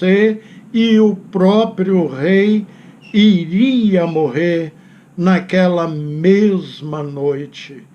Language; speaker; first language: Portuguese; native; Portuguese